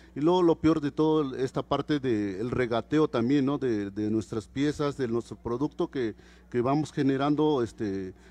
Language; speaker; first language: Spanish; non-native, local second language; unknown